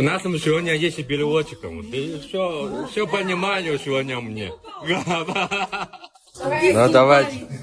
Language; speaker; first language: Russian; non-native, learner; Chinese